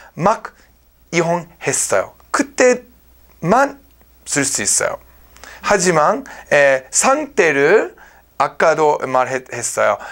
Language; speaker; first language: Korean; non-native, learner; English